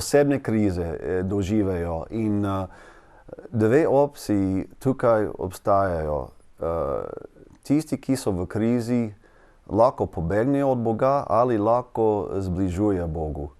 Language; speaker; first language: Slovenian; non-native, learner; English